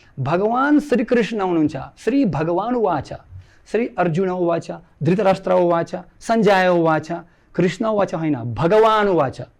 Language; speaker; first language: Nepali; non-native, fluent; Russian